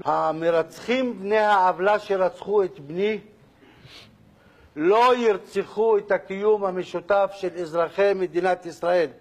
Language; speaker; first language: Hebrew; non-native, local second language; Arabic